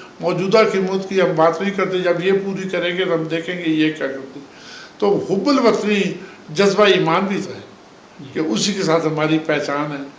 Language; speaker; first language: Urdu; non-native, local second language; Punjabi